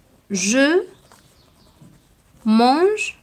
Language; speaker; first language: French; non-native, local second language; Arabic